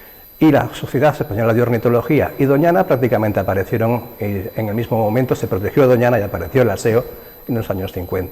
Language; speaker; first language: Spanish; native; Spanish